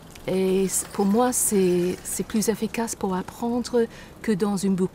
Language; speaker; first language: French; non-native, fluent; English